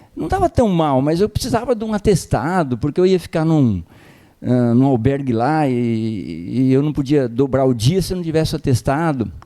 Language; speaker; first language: Portuguese; native; Portuguese